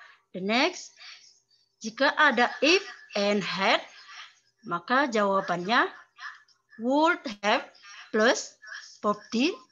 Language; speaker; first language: English; non-native, learner; Indonesian